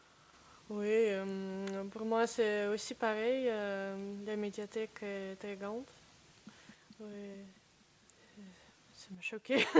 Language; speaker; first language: French; non-native, learner; Russian